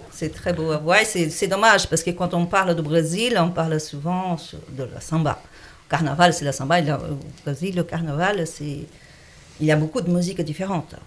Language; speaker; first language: French; non-native, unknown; Portuguese